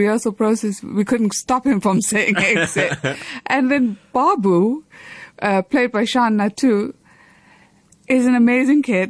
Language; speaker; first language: English; native; English